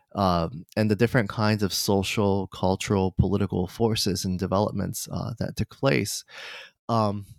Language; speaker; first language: English; non-native, fluent; Japanese